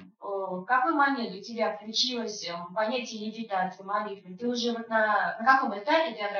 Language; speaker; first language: Russian; native; Russian